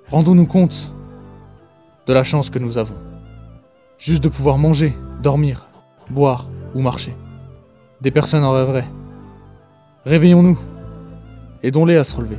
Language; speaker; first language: French; native; French